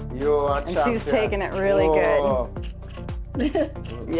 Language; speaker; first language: English; native; English